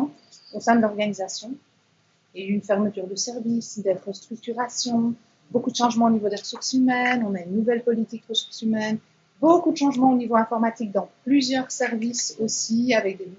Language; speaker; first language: French; native; French